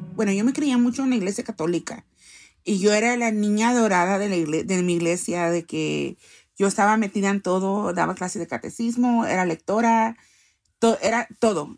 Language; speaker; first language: Spanish; early bilingual, heritage; Spanish